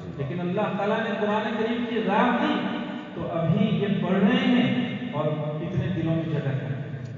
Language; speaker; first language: Urdu; non-native, local second language; Gujarati